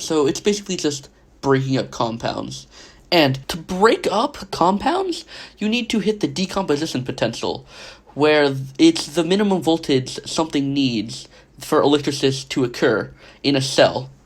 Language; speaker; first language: English; native; English